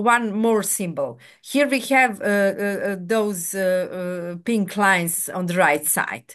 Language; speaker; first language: English; non-native, fluent; Serbian